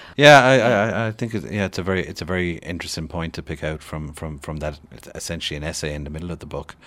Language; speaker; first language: English; native; English